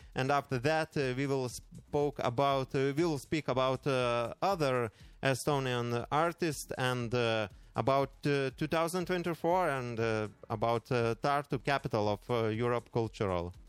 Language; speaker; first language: English; non-native, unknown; Lithuanian